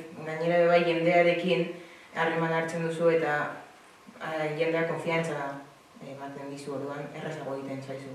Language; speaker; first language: Basque; non-native, local second language; Spanish